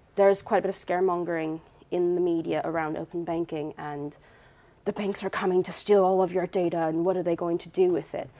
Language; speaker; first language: English; native; English